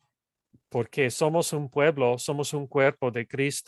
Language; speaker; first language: Spanish; non-native, fluent; English